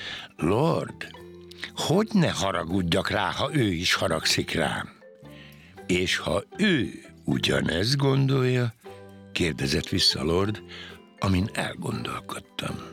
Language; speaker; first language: Hungarian; native; Hungarian